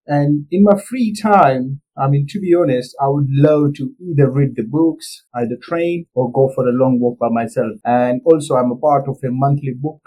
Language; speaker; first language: English; non-native, local second language; Gujarati